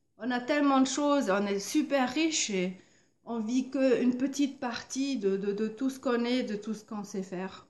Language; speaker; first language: French; non-native, fluent; German